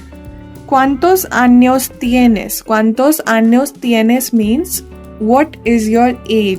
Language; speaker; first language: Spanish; non-native, learner; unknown